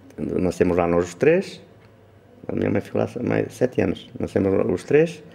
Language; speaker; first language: Portuguese; native; Portuguese